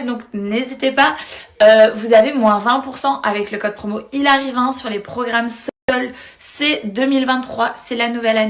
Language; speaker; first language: French; native; French